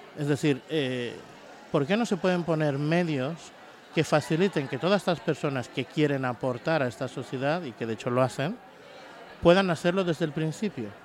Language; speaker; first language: Spanish; native; Spanish